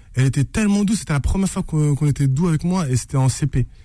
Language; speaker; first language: French; native; French